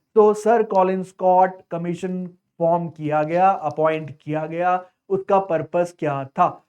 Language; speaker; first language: Hindi; native; Hindi